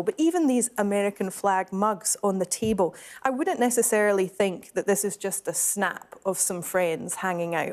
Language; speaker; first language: English; native; English